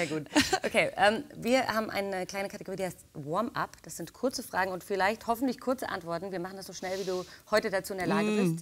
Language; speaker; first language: German; native; German